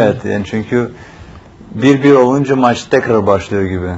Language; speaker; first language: Turkish; non-native, fluent; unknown